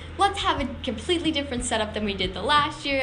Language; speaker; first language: English; native; English